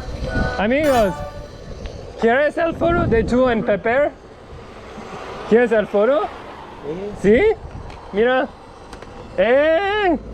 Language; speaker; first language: Spanish; non-native, learner; French